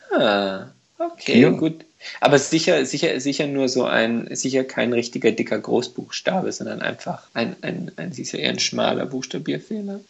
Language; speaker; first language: German; non-native, fluent; Hungarian